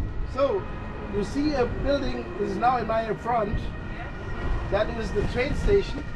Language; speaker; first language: English; non-native, fluent; Portuguese